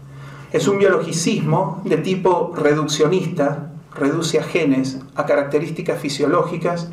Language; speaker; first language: Spanish; native; Spanish